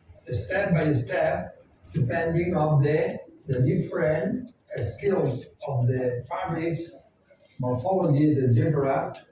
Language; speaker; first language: English; non-native, fluent; Spanish